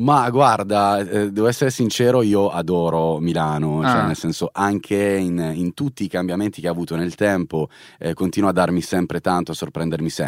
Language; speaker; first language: Italian; native; Italian